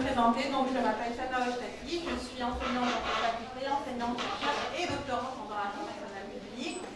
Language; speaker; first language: French; non-native, local second language; Arabic